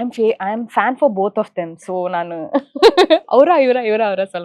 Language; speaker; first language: Tamil; non-native, local second language; Kannada